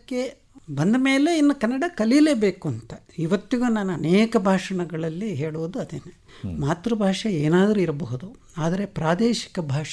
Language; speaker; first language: Kannada; non-native, local second language; Telugu